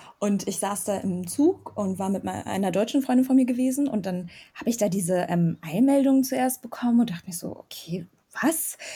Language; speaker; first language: German; early bilingual, other home language; Armenian